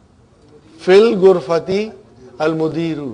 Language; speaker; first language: Arabic; non-native, fluent; English